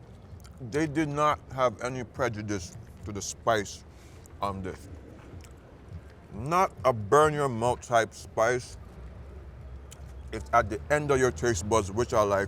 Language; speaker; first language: English; native; English